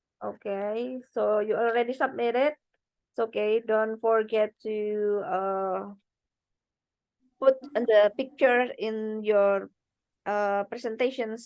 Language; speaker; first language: English; non-native, learner; Indonesian